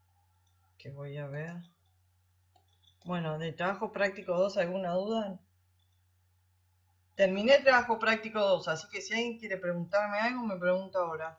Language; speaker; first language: Spanish; native; Spanish